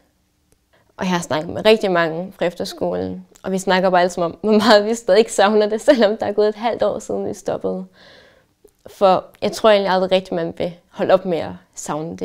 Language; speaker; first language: Danish; early bilingual, heritage; Danish